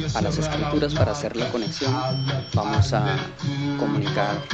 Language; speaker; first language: Spanish; early bilingual, heritage; Spanish